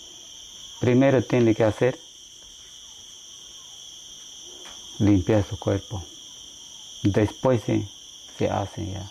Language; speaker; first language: Spanish; non-native, local second language; Shipibo-Conibo